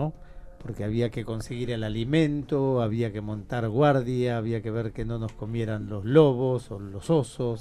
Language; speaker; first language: Spanish; native; Spanish